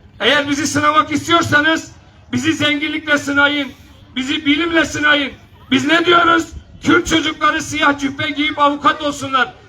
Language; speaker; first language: Turkish; non-native, local second language; Kurdish